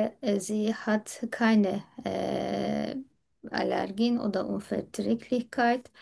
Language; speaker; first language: German; non-native, learner; Turkish